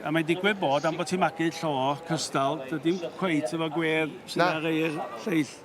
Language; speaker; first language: Welsh; native; Welsh